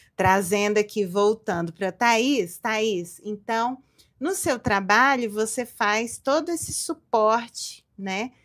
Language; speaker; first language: Portuguese; native; Portuguese